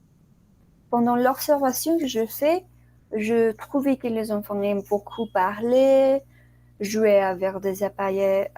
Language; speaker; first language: French; non-native, learner; Spanish